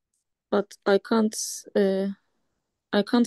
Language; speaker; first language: English; non-native, learner; Turkish